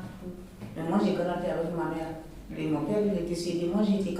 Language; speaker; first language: French; non-native, learner; Bambara